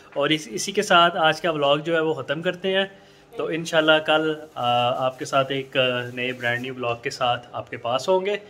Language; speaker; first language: Urdu; non-native, local second language; Punjabi